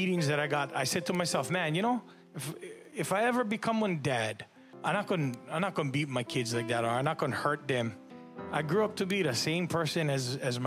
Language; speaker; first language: English; native; English